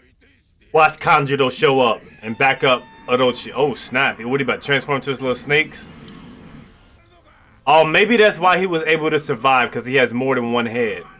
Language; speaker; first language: English; native; English